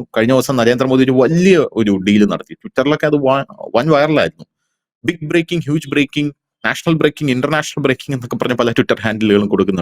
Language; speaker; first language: Malayalam; native; Malayalam